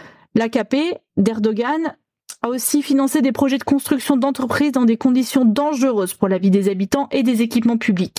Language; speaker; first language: French; native; French